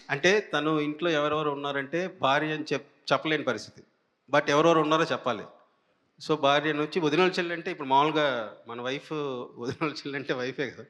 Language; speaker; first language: Telugu; native; Telugu